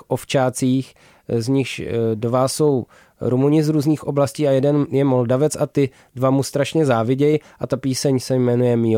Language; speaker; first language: Czech; native; Czech